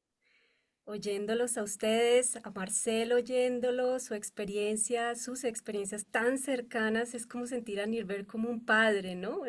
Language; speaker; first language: Spanish; native; Spanish